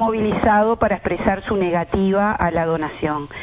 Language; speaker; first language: Spanish; native; Spanish